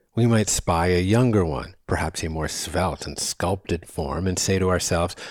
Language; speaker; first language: English; native; English